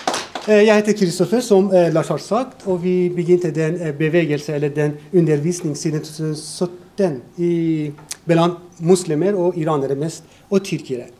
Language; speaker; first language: Norwegian; non-native, fluent; Persian